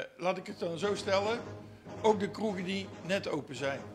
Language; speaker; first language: Dutch; native; Dutch